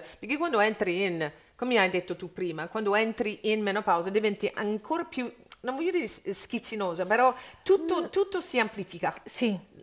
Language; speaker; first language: Italian; non-native, fluent; English